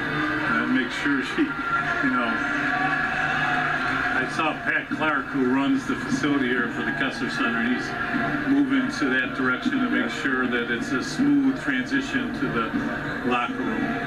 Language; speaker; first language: English; native; English